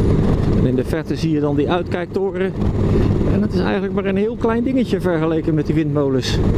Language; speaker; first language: Dutch; native; Dutch